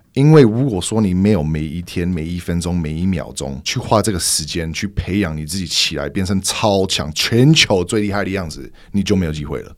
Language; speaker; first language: Chinese; non-native, fluent; English